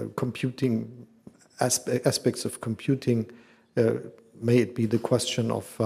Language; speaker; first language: English; non-native, fluent; German